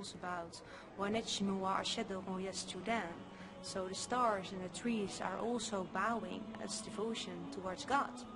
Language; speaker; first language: English; non-native, fluent; Dutch